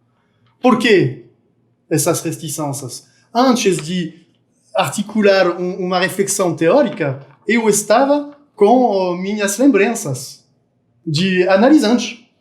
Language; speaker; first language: Portuguese; non-native, fluent; French